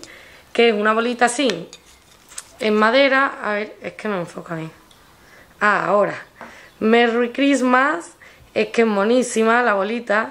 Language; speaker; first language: Spanish; native; Spanish